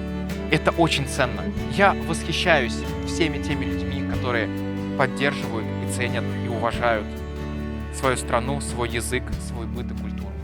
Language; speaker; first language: Russian; native; Russian